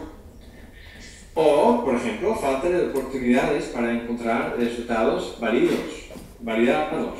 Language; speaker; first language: Spanish; non-native, fluent; Dutch